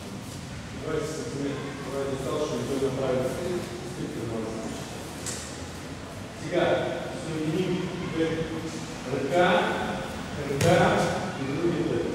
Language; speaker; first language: Bulgarian; non-native, learner; Russian